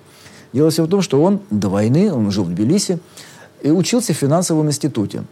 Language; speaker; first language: Russian; native; Russian